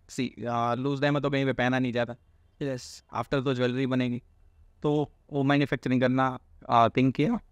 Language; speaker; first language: Hindi; non-native, local second language; Gujarati